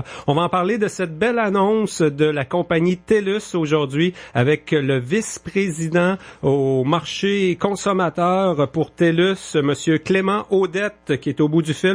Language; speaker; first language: French; native; French